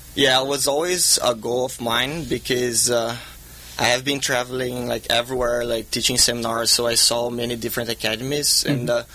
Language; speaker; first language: English; non-native, fluent; Portuguese